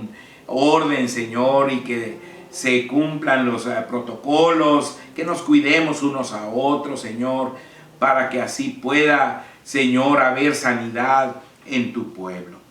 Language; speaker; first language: Spanish; native; Spanish